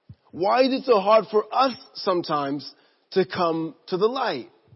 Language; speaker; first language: English; native; English